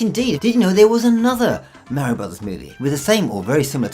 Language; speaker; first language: English; native; English